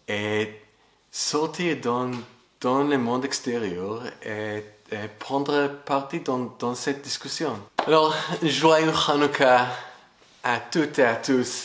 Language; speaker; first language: French; non-native, fluent; English